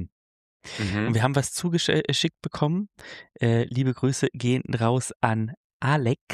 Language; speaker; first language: German; native; German